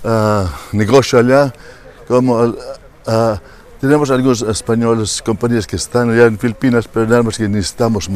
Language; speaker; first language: Spanish; non-native, fluent; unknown